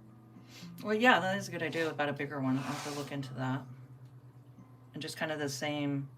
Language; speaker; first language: English; native; English